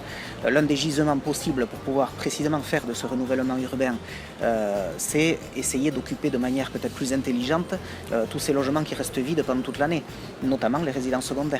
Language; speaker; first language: French; native; French